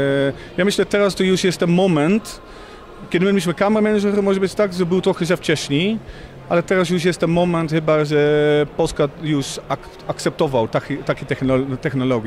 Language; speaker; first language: Polish; non-native, fluent; Dutch